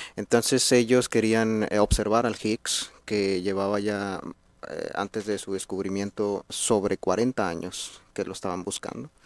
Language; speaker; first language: Spanish; native; Spanish